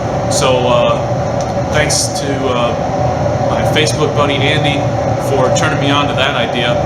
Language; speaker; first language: English; native; English